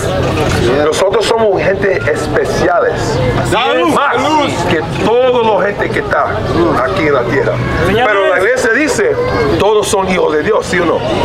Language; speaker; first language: Spanish; early bilingual, heritage; Spanish